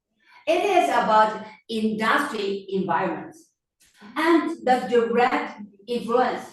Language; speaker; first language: English; non-native, fluent; Chinese